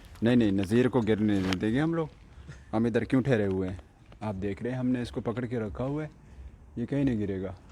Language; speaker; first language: Hindi; non-native, local second language; Baluchi